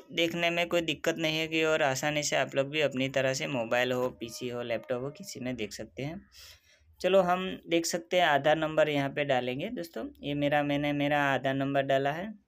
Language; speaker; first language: Hindi; non-native, local second language; Gujarati